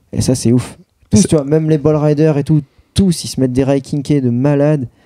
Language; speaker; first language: French; native; French